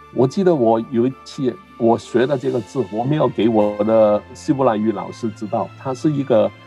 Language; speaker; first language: Chinese; non-native, local second language; Cantonese